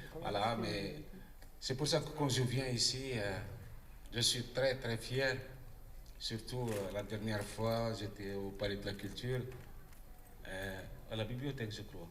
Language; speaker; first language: French; non-native, local second language; Arabic